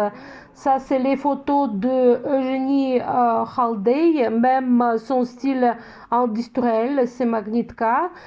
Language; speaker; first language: French; non-native, fluent; Russian